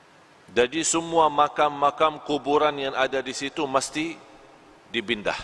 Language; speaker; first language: Indonesian; non-native, fluent; Arabic